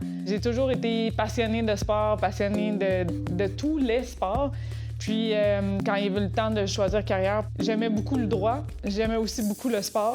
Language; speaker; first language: French; native; French